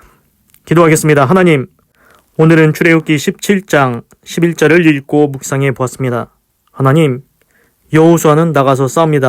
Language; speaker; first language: Korean; native; Korean